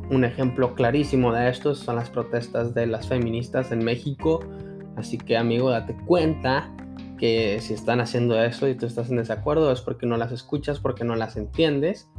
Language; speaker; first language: Spanish; early bilingual, heritage; Spanish